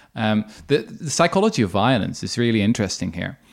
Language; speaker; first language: English; non-native, fluent; Dutch